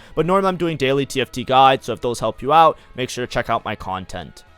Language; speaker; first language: English; native; English